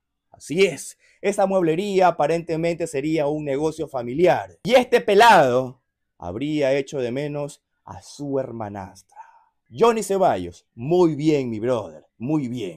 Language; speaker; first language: Spanish; native; Spanish